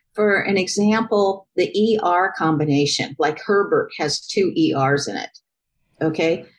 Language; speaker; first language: English; native; English